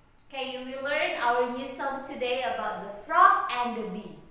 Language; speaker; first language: English; non-native, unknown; Indonesian